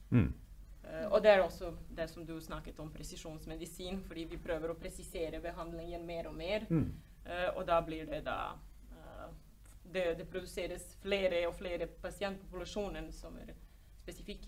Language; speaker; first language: Norwegian; non-native, fluent; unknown